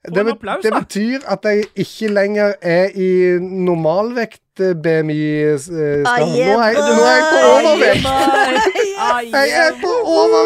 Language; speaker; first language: Norwegian; native; Norwegian